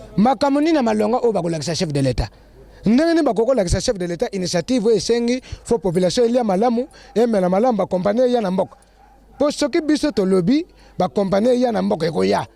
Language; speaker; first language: Lingala; non-native, local second language; Kongo